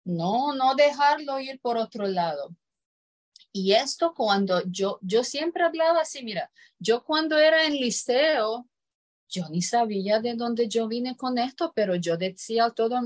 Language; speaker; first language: Spanish; non-native, fluent; Croatian